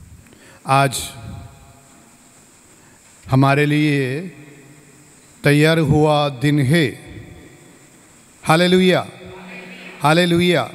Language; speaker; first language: Hindi; non-native, local second language; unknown